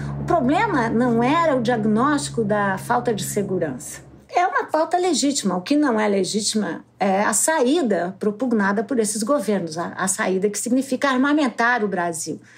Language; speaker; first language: Portuguese; native; Portuguese